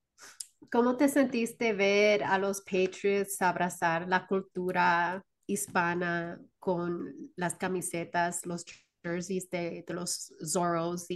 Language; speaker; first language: Spanish; early bilingual, heritage; Spanish